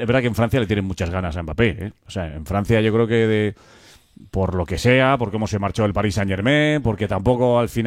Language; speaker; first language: Spanish; native; Spanish